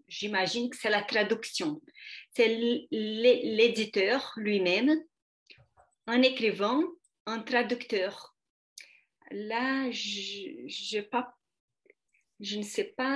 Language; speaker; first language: French; non-native, fluent; Portuguese